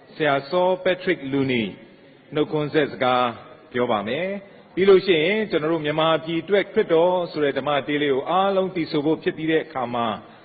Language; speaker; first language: Burmese; native; Burmese